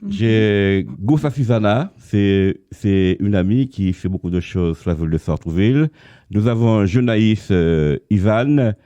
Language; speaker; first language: French; native; French